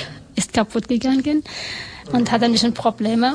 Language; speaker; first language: German; non-native, learner; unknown